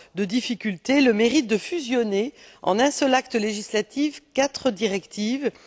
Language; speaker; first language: French; native; French